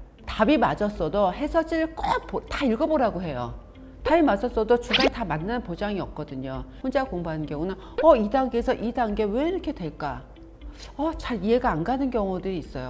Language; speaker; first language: Korean; native; Korean